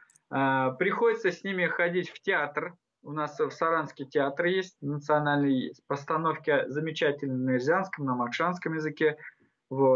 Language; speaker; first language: Russian; non-native, local second language; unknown